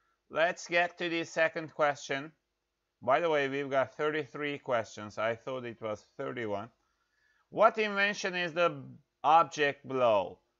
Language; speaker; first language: English; non-native, fluent; Turkish